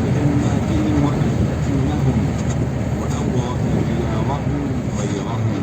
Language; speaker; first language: Arabic; native; Arabic